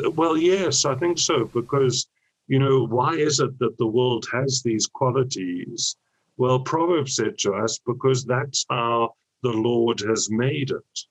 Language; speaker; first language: English; native; English